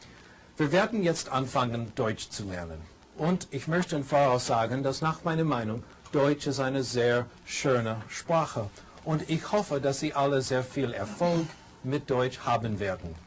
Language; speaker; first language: German; non-native, fluent; English